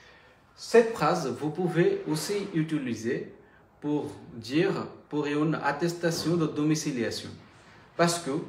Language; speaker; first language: French; non-native, fluent; Bangla